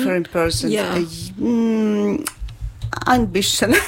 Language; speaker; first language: English; non-native, learner; Ukrainian